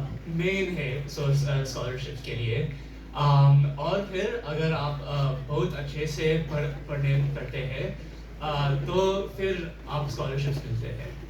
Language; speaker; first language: Hindi; early bilingual, heritage; English